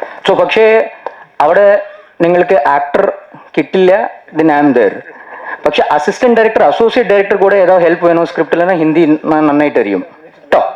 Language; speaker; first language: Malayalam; non-native, learner; Tamil